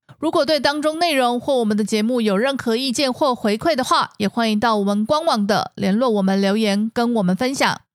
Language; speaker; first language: Chinese; native; Chinese